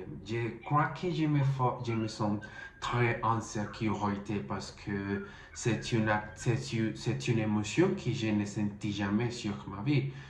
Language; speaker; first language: French; non-native, learner; Spanish